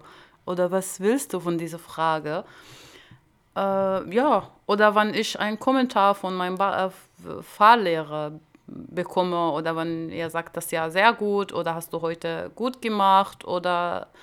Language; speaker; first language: German; non-native, learner; Arabic